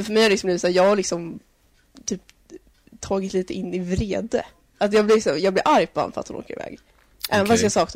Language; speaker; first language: Swedish; native; Swedish